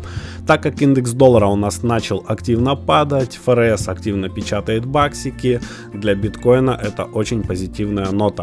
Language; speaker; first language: Russian; native; Russian